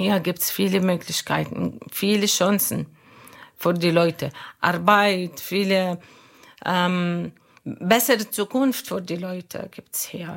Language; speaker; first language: German; non-native, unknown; Arabic